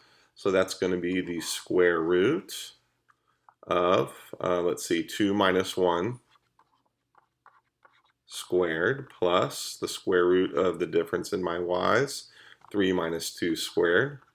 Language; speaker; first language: English; native; English